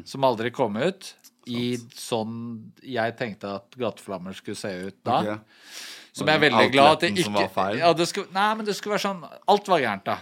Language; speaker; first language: Norwegian; native; Norwegian